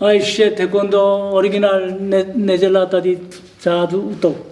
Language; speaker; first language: Czech; non-native, learner; Korean